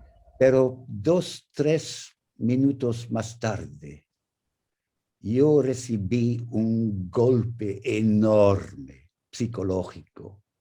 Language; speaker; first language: Spanish; non-native, fluent; English